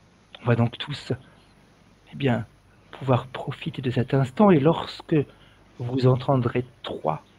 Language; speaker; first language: French; native; French